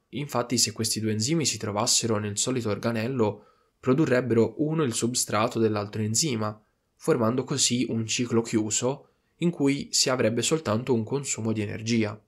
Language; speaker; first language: Italian; native; Italian